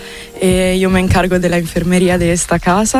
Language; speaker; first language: Spanish; non-native, fluent; Italian